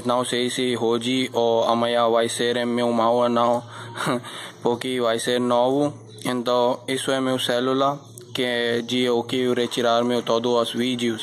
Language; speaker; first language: Portuguese; non-native, learner; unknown